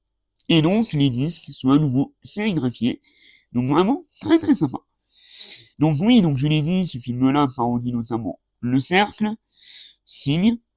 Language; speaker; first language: French; native; French